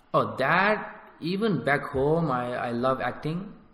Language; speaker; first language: English; early bilingual, other home language; Tamil